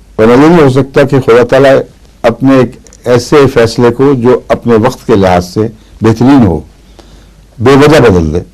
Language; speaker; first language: Urdu; native; Urdu